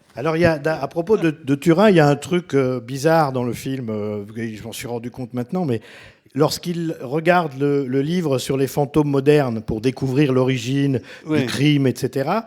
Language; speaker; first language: French; native; French